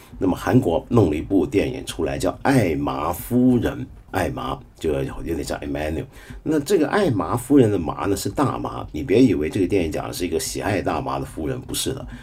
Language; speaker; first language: Chinese; native; Chinese